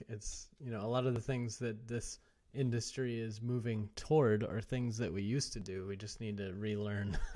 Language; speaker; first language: English; native; English